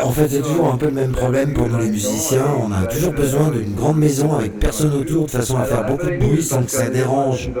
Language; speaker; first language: French; native; French